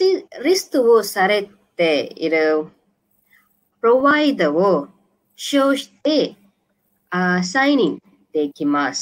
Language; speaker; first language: Japanese; non-native, learner; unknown